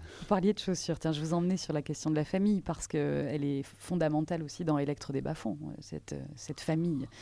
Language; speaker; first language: French; native; French